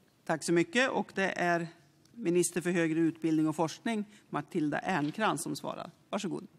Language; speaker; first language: Swedish; native; Swedish